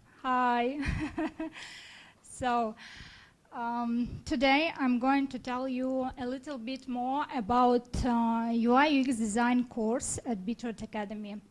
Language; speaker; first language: English; non-native, learner; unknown